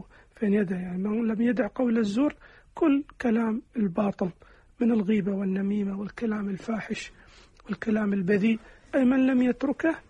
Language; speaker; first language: Arabic; native; Arabic